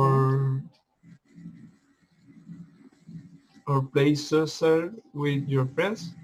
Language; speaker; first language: English; non-native, learner; Spanish